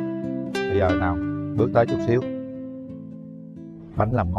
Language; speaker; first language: Vietnamese; native; Vietnamese